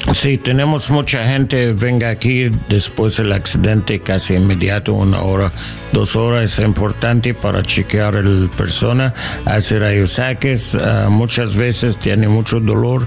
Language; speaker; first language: Spanish; non-native, learner; English